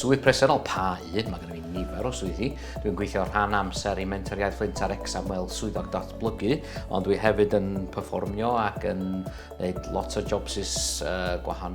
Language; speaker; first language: Welsh; non-native, local second language; English